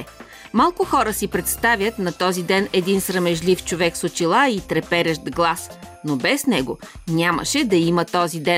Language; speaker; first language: Bulgarian; native; Bulgarian